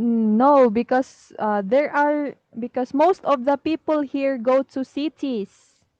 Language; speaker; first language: English; non-native, fluent; Filipino